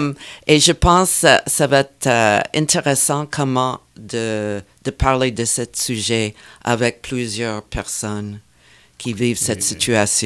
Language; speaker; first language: French; non-native, fluent; English